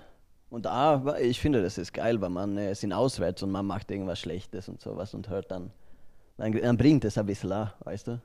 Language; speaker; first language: German; non-native, learner; Swedish